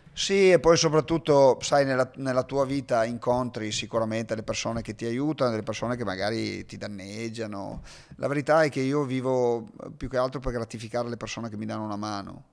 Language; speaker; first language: Italian; native; Italian